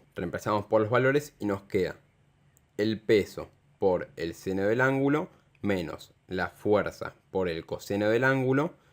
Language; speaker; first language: Spanish; native; Spanish